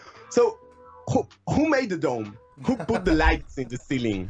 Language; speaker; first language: English; non-native, fluent; Spanish